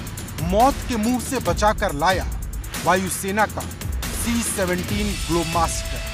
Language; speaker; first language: Hindi; native; Hindi